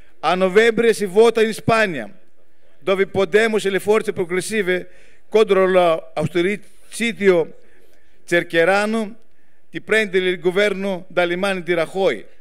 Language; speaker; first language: Italian; non-native, fluent; Greek